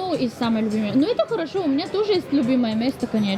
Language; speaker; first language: Russian; non-native, learner; Bulgarian